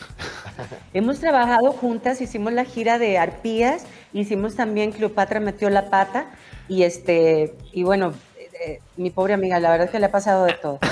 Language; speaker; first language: Spanish; native; Spanish